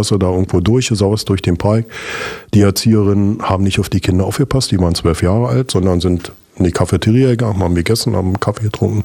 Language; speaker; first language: German; native; German